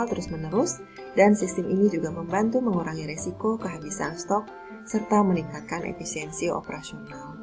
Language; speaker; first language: Indonesian; native; Indonesian